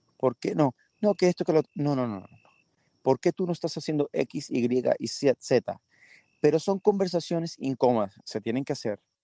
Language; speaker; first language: Spanish; early bilingual, heritage; Spanish